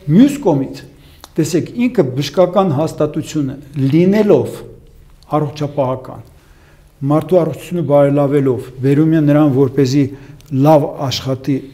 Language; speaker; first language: Armenian; native; Armenian